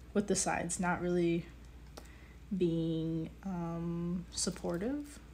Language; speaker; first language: English; native; English